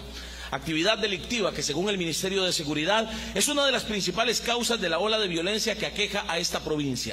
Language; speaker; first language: Spanish; native; Spanish